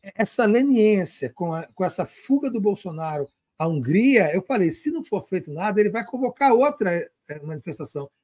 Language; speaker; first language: Portuguese; native; Portuguese